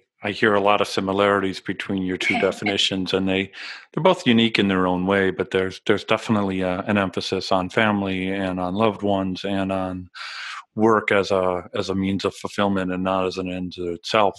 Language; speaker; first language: English; native; English